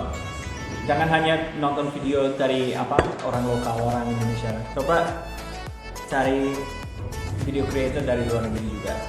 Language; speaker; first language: Indonesian; non-native, fluent; English